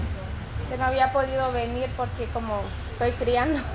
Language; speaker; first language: Spanish; native; Spanish